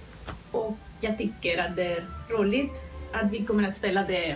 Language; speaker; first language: Swedish; non-native, fluent; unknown